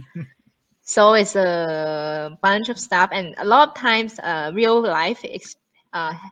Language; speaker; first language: English; non-native, fluent; Thai